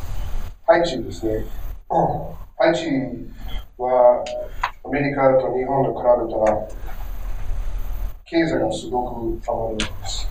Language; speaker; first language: Japanese; non-native, learner; English